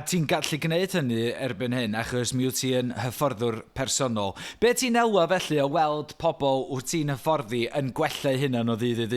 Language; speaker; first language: Welsh; native; Welsh